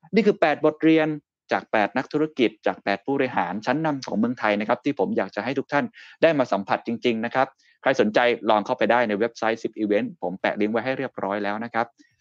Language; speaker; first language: Thai; native; Thai